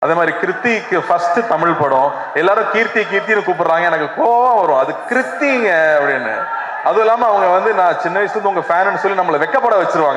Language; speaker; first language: Tamil; native; Tamil